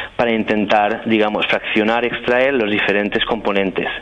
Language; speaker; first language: Spanish; native; Spanish